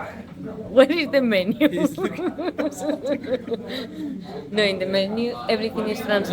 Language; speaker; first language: English; non-native, learner; Spanish